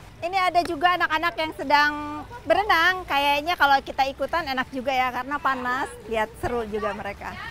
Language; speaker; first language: Indonesian; native; Indonesian